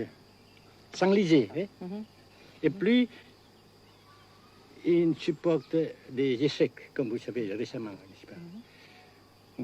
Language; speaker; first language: French; non-native, local second language; Vietnamese